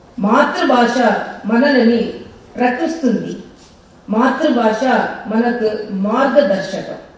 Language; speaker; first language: Telugu; non-native, learner; Tamil